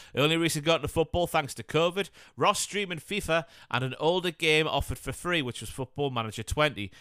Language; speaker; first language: English; native; English